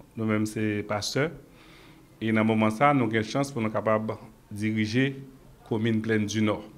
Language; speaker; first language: French; non-native, local second language; Haitian Creole